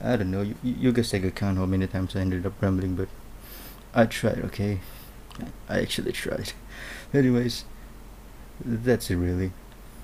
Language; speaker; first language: English; non-native, local second language; Malay